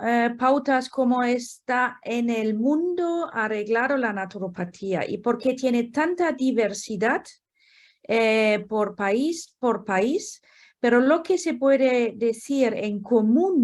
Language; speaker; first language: Spanish; non-native, fluent; German